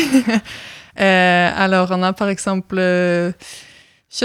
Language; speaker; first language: French; non-native, fluent; Norwegian